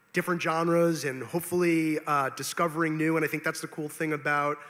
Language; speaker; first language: English; native; English